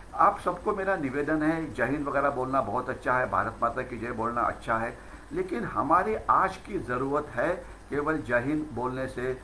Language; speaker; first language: Hindi; non-native, local second language; Marathi